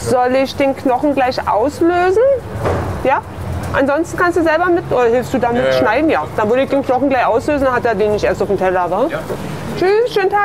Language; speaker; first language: German; native; German